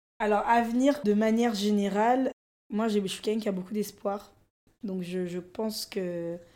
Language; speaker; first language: French; non-native, local second language; Lingala